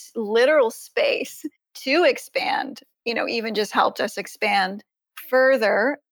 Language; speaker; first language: English; native; English